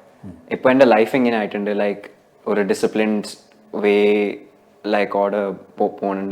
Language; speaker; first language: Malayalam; early bilingual, heritage; Malayalam